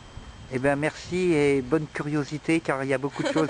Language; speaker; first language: French; native; French